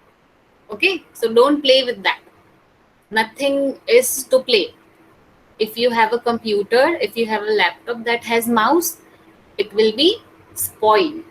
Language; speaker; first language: English; non-native, local second language; Hindi